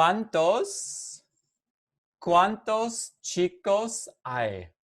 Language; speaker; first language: Spanish; non-native, fluent; English